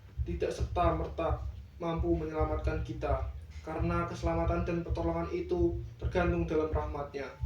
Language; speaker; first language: Indonesian; native; Indonesian